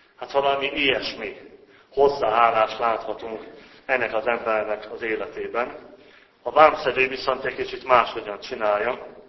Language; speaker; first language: Hungarian; native; Hungarian